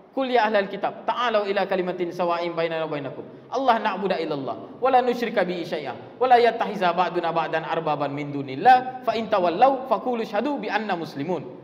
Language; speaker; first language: Malay; non-native, local second language; Tamil